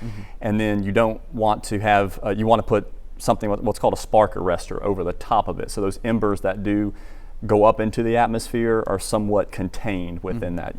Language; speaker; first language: English; native; English